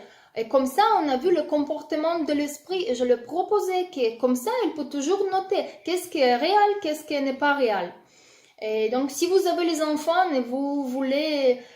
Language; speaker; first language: French; non-native, learner; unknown